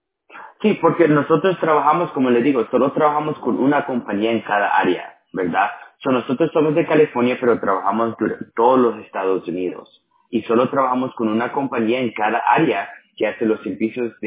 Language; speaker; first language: Spanish; early bilingual, other home language; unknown